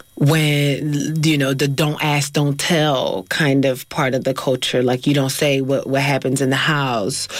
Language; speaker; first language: English; native; English